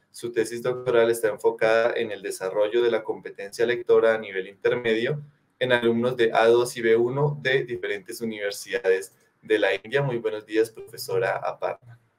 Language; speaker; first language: Spanish; native; Spanish